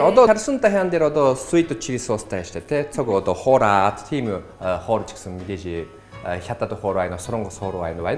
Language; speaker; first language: Mongolian; non-native, fluent; Japanese